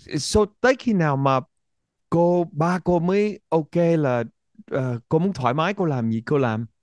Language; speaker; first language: Vietnamese; early bilingual, heritage; Vietnamese